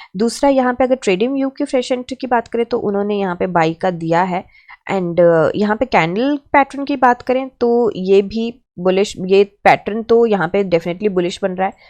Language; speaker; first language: Hindi; native; Hindi